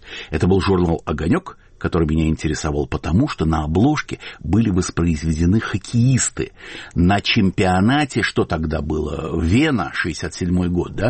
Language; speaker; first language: Russian; native; Russian